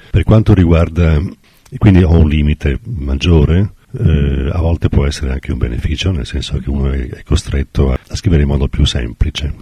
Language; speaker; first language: Italian; native; Italian